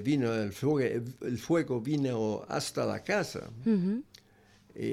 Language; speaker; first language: Spanish; non-native, learner; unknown